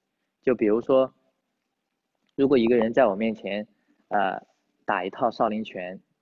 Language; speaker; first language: Chinese; native; Chinese